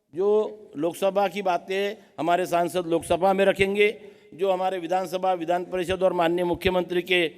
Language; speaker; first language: Hindi; non-native, local second language; Marathi